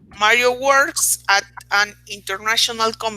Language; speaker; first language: English; non-native, learner; Spanish